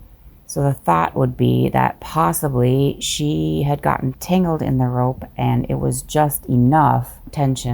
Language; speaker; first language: English; native; English